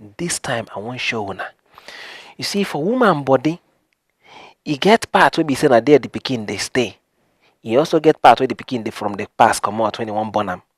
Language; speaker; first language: Nigerian Pidgin; non-native, local second language; Igbo